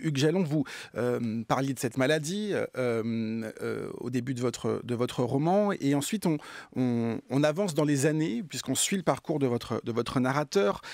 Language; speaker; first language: French; native; French